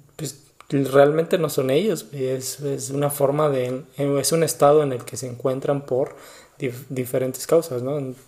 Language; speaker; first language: Spanish; native; Spanish